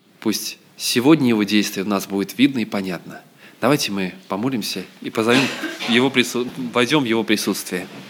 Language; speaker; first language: Russian; native; Russian